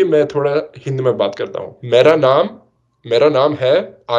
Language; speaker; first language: Hindi; non-native, learner; Russian